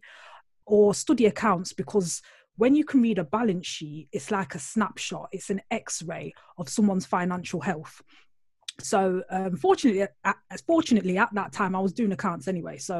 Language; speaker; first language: English; native; English